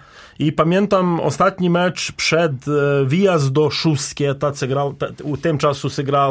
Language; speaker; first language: Polish; non-native, learner; Serbian